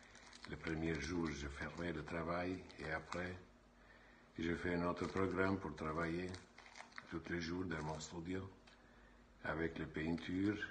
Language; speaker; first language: French; non-native, learner; Albanian